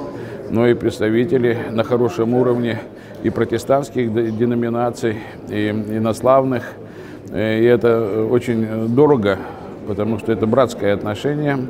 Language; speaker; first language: Russian; native; Russian